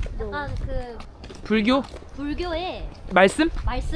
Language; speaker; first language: Korean; non-native, learner; Japanese